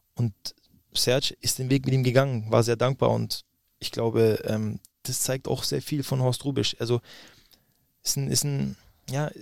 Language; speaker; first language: German; native; German